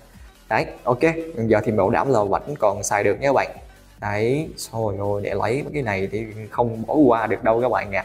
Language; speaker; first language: Vietnamese; native; Vietnamese